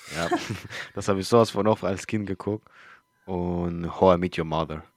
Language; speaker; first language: German; early bilingual, other home language; Spanish